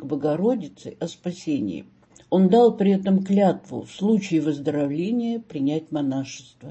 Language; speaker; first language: Russian; native; Russian